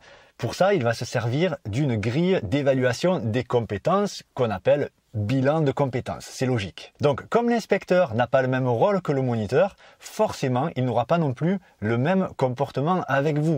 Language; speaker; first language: French; native; French